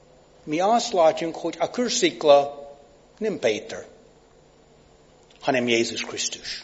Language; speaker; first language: Hungarian; non-native, fluent; English